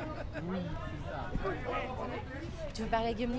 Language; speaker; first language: French; native; French